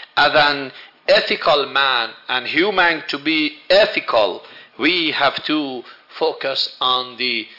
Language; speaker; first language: English; non-native, fluent; Persian